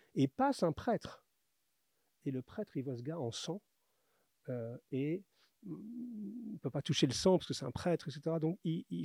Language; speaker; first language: French; native; French